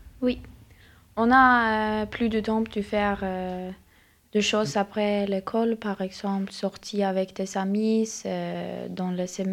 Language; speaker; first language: French; non-native, learner; Norwegian